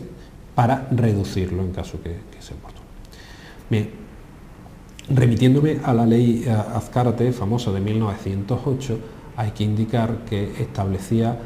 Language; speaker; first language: Spanish; native; Spanish